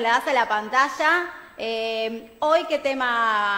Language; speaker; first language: Spanish; native; Spanish